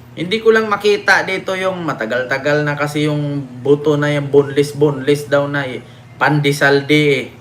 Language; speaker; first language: Filipino; non-native, local second language; Cebuano